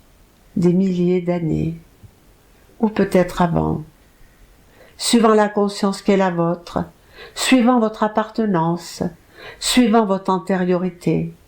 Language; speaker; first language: French; native; French